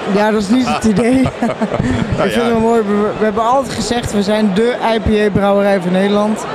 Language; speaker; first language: Dutch; native; Dutch